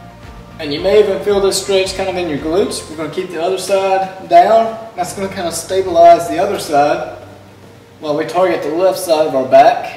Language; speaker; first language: English; native; English